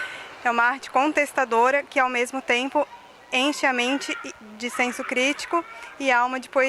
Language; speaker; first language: Portuguese; native; Portuguese